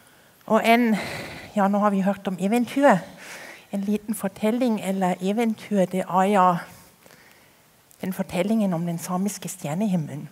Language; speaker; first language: Norwegian; non-native, fluent; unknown